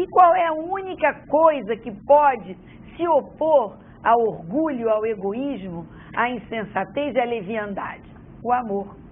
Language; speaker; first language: Portuguese; native; Portuguese